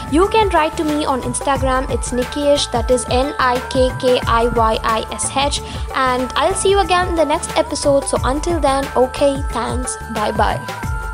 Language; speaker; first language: English; non-native, local second language; Tamil